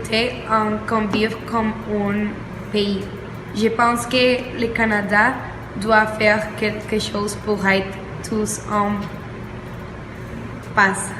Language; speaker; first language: French; non-native, learner; Spanish